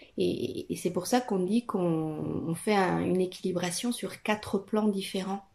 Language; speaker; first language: French; non-native, fluent; Italian